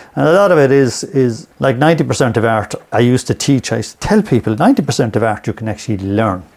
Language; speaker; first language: English; native; English